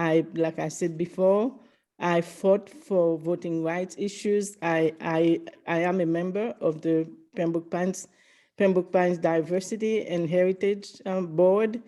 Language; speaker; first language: English; early bilingual, other home language; Haitian Creole